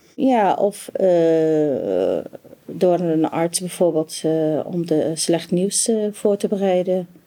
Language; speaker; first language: Dutch; non-native, fluent; Arabic